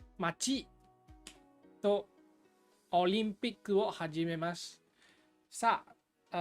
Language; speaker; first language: Japanese; non-native, learner; English